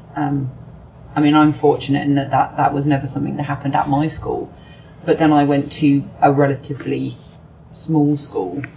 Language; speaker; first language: English; native; English